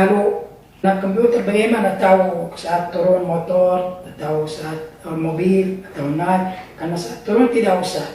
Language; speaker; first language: Indonesian; non-native, learner; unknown